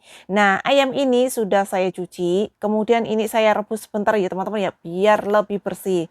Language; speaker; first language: Indonesian; non-native, local second language; Javanese